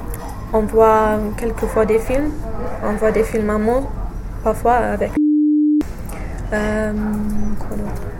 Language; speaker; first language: French; non-native, fluent; English